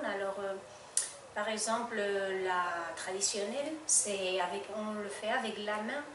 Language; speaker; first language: French; non-native, fluent; Spanish